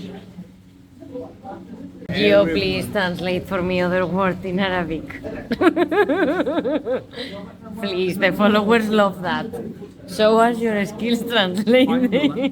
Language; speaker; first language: English; non-native, learner; Spanish